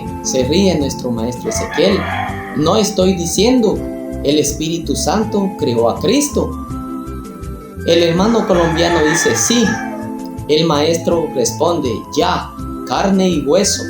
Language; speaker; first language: Spanish; native; Spanish